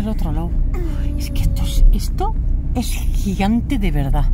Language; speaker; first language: Spanish; native; Spanish